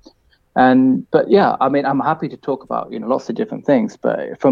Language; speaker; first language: English; native; English